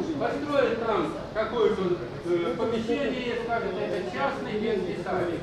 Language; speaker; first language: Russian; native; Russian